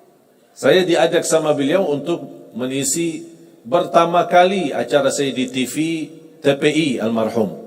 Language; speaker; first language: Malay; non-native, fluent; Arabic